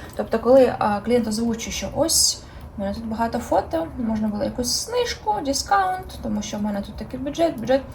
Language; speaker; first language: Ukrainian; non-native, local second language; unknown